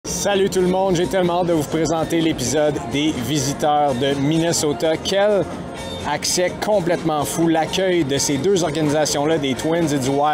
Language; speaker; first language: French; native; French